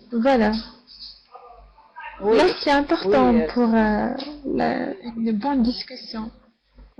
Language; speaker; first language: French; non-native, learner; Arabic